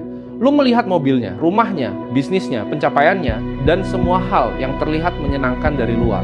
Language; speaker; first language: Indonesian; native; Indonesian